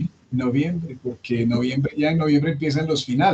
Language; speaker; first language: Spanish; native; Spanish